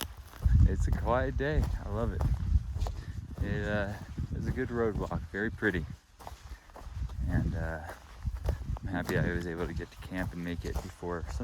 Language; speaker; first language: English; native; English